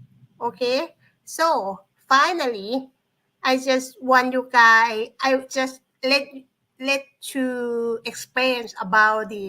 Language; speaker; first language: English; non-native, learner; Thai